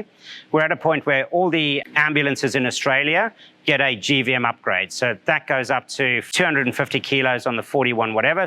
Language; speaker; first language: English; native; English